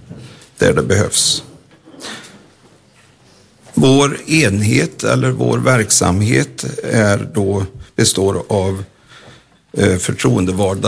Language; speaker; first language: Swedish; native; Swedish